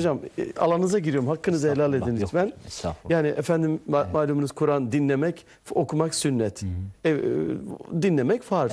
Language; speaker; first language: Turkish; native; Turkish